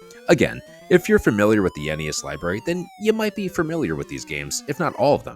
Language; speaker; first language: English; native; English